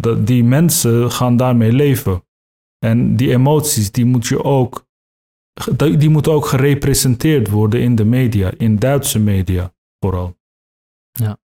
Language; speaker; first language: Dutch; early bilingual, other home language; Turkish